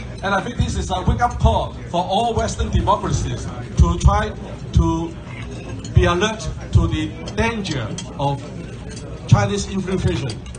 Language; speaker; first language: English; non-native, local second language; Cantonese